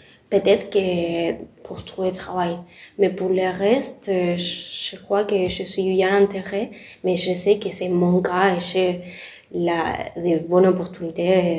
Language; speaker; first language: French; non-native, learner; Spanish